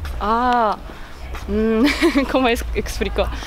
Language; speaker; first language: Spanish; non-native, learner; Japanese